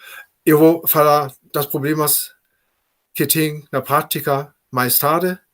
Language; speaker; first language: Portuguese; non-native, fluent; German